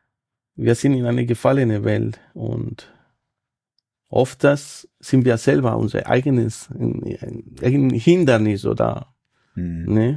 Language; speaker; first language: German; non-native, fluent; Spanish